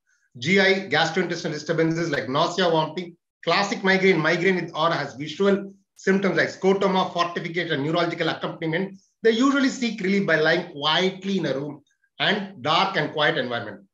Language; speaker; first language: English; non-native, local second language; Telugu